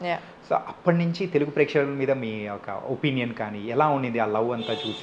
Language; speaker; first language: Telugu; native; Telugu